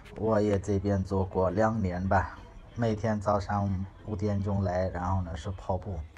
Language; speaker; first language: Chinese; non-native, learner; Hindi